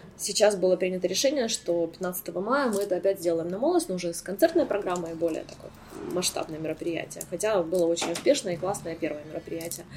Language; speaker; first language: Russian; native; Russian